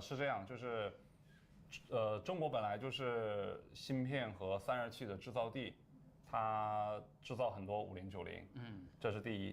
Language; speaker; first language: Chinese; native; Chinese